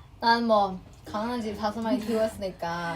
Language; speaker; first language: Korean; non-native, fluent; Chinese